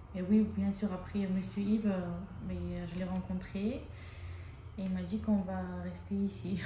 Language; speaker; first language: French; non-native, fluent; Armenian